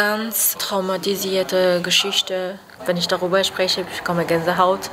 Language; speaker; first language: German; non-native, learner; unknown